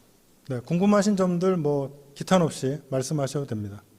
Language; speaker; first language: Korean; native; Korean